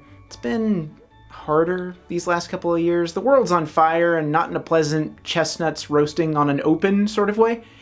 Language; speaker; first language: English; native; English